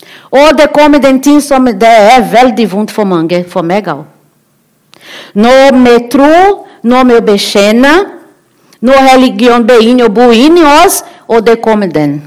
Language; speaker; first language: Norwegian; non-native, learner; Portuguese